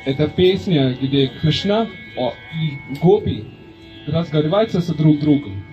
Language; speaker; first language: Russian; non-native, learner; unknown